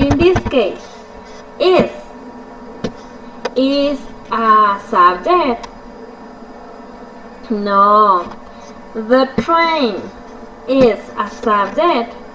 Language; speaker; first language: English; non-native, fluent; Spanish